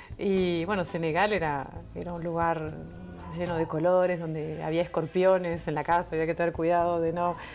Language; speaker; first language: Spanish; non-native, fluent; French